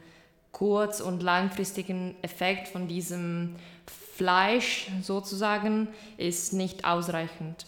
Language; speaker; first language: German; non-native, fluent; Czech